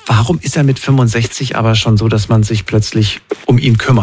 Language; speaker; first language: German; native; German